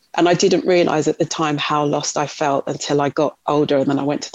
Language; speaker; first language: English; native; English